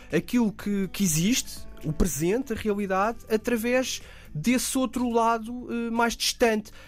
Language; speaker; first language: Portuguese; native; Portuguese